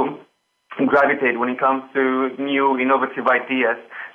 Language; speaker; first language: English; non-native, fluent; Romanian